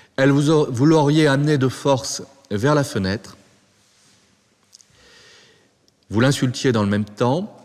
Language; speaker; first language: French; native; French